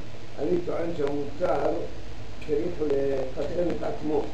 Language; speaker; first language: Hebrew; early bilingual, other home language; Arabic